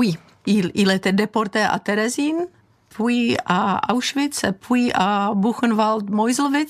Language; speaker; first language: French; non-native, fluent; Czech